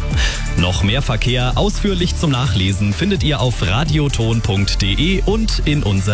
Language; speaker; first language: German; native; German